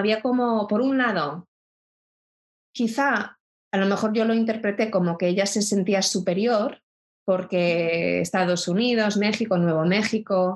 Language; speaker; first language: Spanish; early bilingual, other home language; English